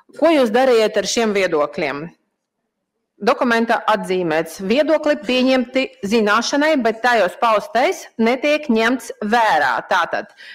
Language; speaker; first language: Latvian; non-native, local second language; Russian